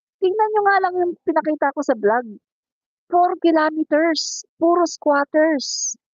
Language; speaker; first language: Filipino; non-native, local second language; Cebuano